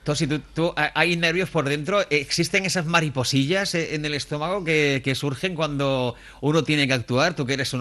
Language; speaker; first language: Spanish; native; Spanish